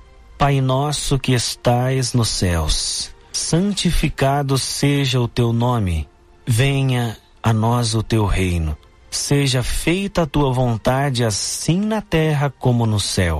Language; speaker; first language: Portuguese; native; Portuguese